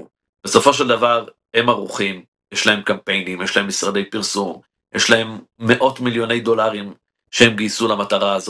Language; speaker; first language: Hebrew; native; Hebrew